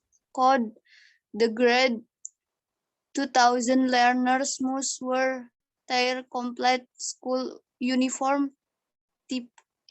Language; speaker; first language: English; non-native, learner; Indonesian